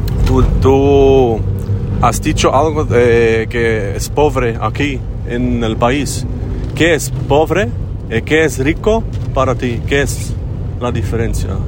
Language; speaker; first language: Spanish; non-native, learner; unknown